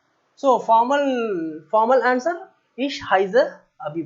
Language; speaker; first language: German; non-native, learner; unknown